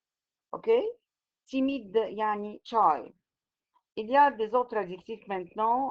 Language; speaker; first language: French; non-native, fluent; Arabic